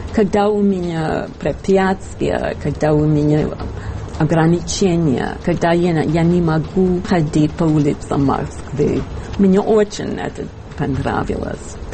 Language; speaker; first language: Russian; non-native, fluent; English